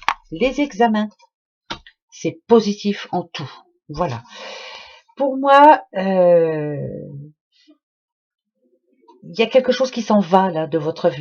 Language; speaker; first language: French; native; French